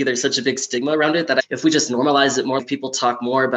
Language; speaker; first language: English; native; English